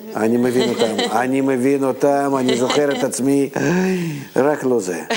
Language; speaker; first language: Hebrew; non-native, fluent; Russian